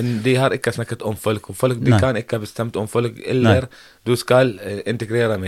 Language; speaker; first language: Norwegian; non-native, learner; Arabic